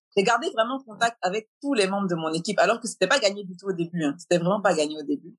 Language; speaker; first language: French; native; French